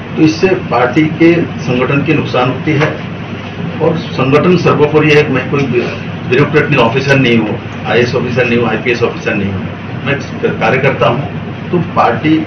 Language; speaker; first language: Hindi; non-native, local second language; Bangla